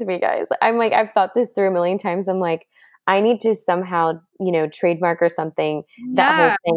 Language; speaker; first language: English; non-native, fluent; French